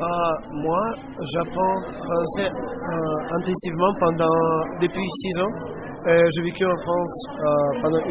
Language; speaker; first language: French; non-native, fluent; Russian